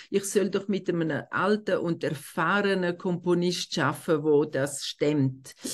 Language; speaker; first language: German; non-native, local second language; Romansh